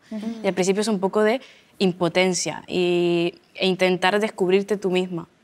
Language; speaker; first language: Spanish; native; Spanish